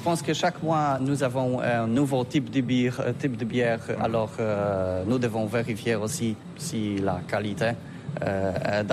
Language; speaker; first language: French; non-native, learner; Polish